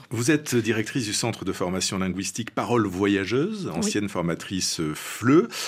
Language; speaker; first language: French; native; French